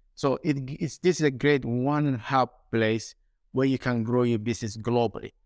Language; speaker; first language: English; non-native, fluent; Somali